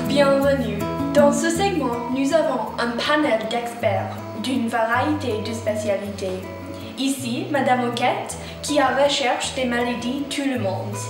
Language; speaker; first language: French; non-native, learner; English